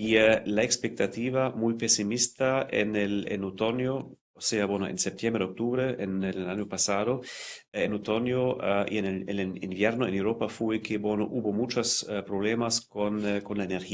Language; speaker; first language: Spanish; non-native, fluent; German